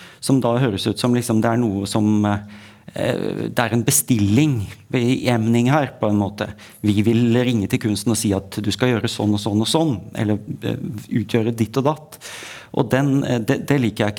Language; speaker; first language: Norwegian; native; Norwegian